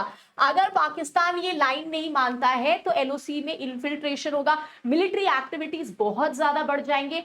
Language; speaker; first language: Hindi; native; Hindi